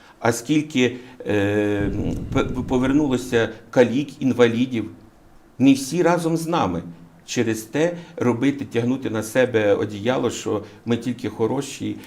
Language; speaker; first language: Ukrainian; native; Ukrainian